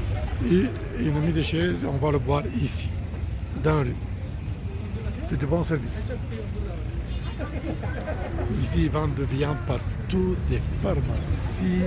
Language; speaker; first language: French; non-native, fluent; Bulgarian